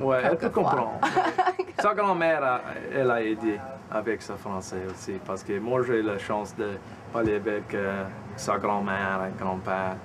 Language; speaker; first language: French; early bilingual, heritage; French